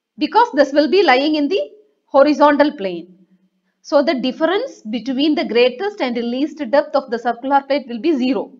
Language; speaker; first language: English; non-native, local second language; Malayalam